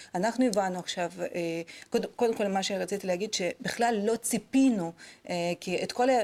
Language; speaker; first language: Hebrew; non-native, fluent; Russian